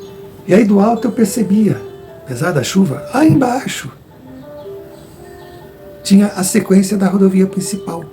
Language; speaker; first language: Portuguese; native; Portuguese